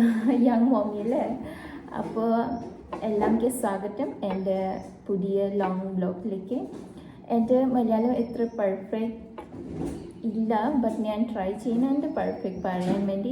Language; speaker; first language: Malayalam; non-native, learner; Bodo